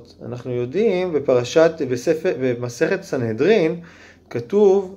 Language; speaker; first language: Hebrew; native; Hebrew